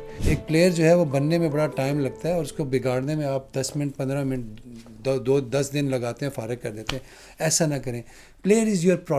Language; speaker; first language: Urdu; native; Urdu